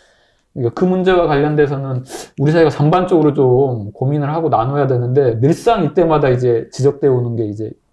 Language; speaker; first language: Korean; native; Korean